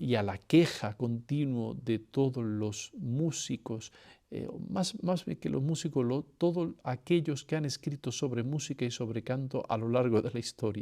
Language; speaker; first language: Spanish; native; Spanish